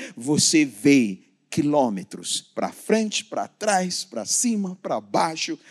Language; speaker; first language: Portuguese; non-native, fluent; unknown